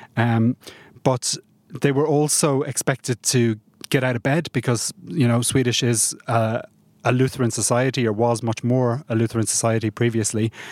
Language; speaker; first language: English; native; English